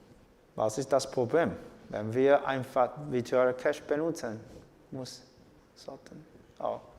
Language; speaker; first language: German; non-native, learner; Chinese